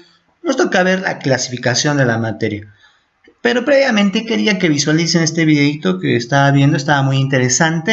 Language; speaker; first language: Spanish; native; Spanish